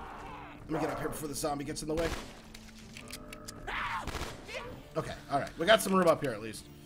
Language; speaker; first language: English; native; English